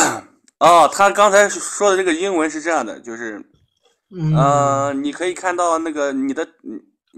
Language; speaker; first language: Chinese; native; Chinese